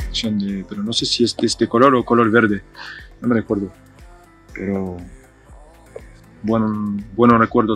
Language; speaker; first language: Spanish; non-native, fluent; French